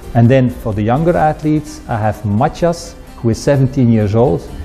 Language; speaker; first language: English; non-native, fluent; Dutch